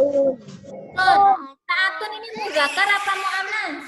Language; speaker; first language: Indonesian; native; Indonesian